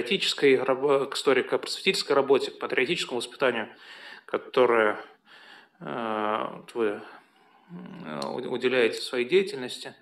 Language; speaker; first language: Russian; native; Russian